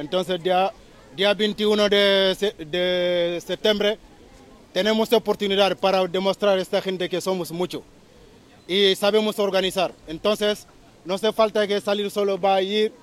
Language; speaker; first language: Spanish; non-native, learner; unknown